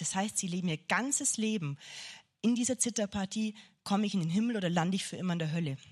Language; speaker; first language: German; native; German